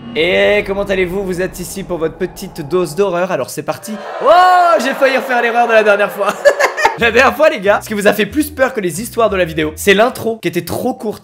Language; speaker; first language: French; native; French